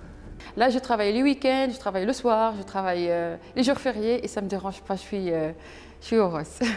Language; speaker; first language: French; non-native, fluent; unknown